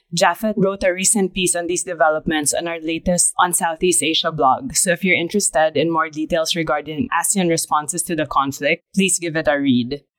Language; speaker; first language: English; non-native, local second language; Filipino